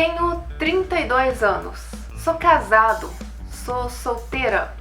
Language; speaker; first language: Portuguese; native; Portuguese